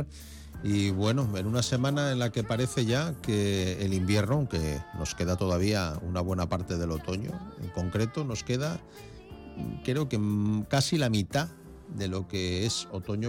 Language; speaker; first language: Spanish; native; Spanish